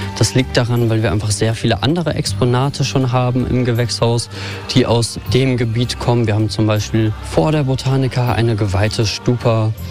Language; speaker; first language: German; native; German